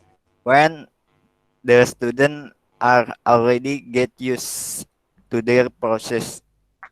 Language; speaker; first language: English; non-native, learner; Indonesian